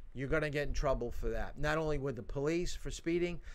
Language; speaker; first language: English; native; English